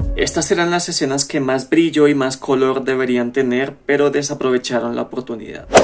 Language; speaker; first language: Spanish; native; Spanish